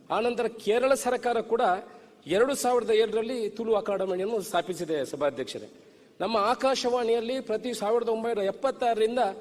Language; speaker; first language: Kannada; non-native, local second language; Tulu